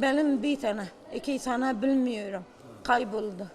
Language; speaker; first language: Turkish; non-native, learner; Arabic